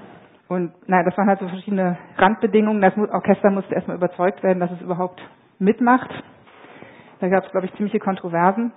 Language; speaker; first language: German; native; German